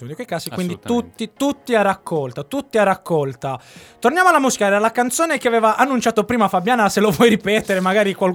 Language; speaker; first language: Italian; native; Italian